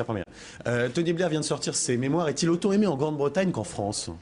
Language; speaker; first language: French; native; French